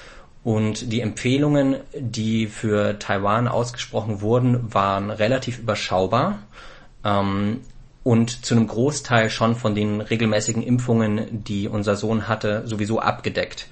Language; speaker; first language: German; native; German